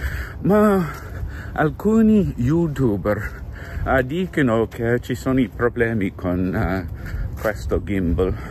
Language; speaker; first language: Italian; non-native, learner; English